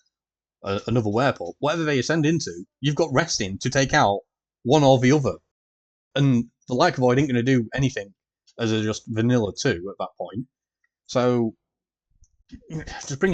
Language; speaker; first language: English; native; English